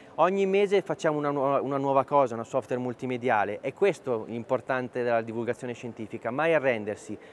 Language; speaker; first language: Italian; native; Italian